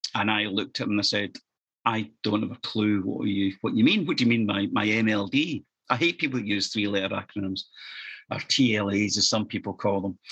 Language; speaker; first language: English; native; English